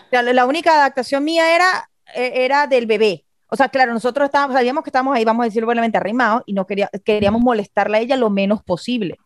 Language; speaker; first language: Spanish; native; Spanish